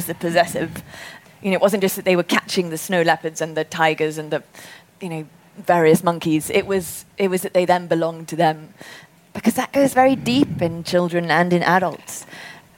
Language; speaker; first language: English; native; English